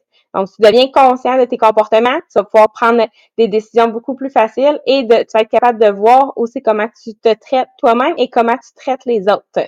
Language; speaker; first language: French; native; French